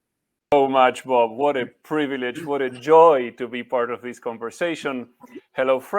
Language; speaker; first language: English; non-native, fluent; Spanish